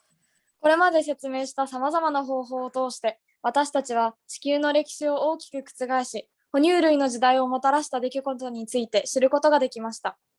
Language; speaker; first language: Japanese; native; Japanese